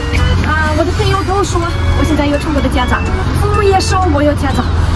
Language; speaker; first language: Chinese; non-native, learner; Russian